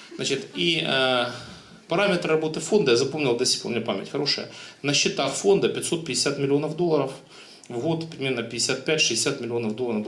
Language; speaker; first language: Russian; native; Russian